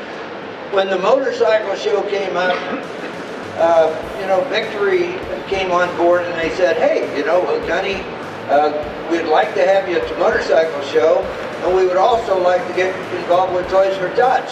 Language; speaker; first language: English; native; English